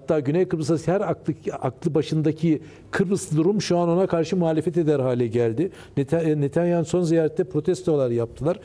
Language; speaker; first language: Turkish; native; Turkish